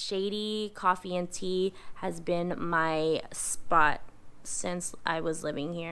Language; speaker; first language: English; native; English